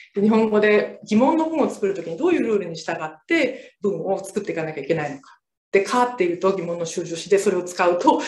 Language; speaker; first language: Japanese; native; Japanese